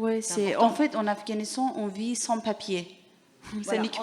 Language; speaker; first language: French; non-native, learner; Persian